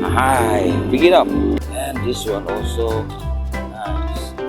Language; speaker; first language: English; non-native, learner; Indonesian